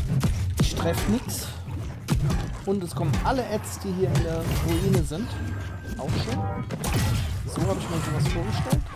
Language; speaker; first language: German; native; German